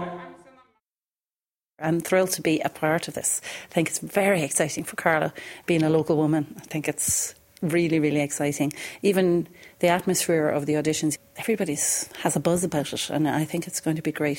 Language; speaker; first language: English; native; English